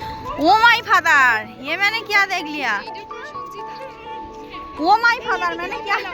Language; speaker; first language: Hindi; non-native, local second language; Bangla